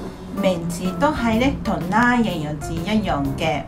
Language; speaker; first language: Cantonese; non-native, fluent; Japanese